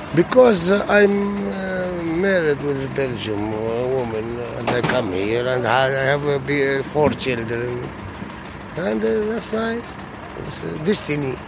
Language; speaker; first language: English; non-native, learner; Arabic